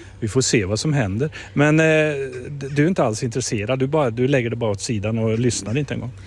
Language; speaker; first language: Swedish; native; Swedish